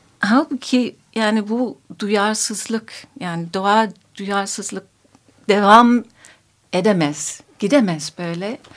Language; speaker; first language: Turkish; non-native, fluent; English